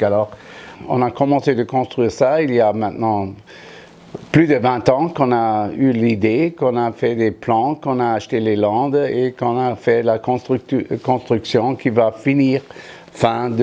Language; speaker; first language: French; non-native, fluent; German